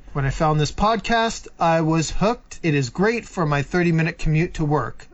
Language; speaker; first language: English; native; English